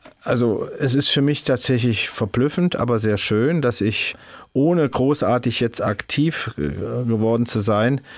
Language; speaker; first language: German; native; German